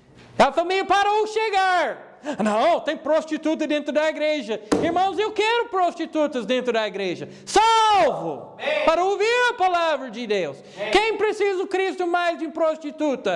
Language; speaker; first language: Portuguese; non-native, fluent; English